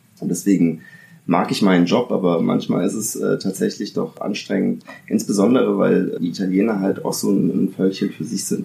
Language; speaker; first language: German; early bilingual, other home language; Italian